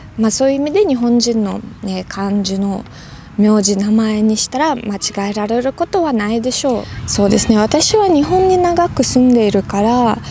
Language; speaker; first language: Japanese; non-native, fluent; Russian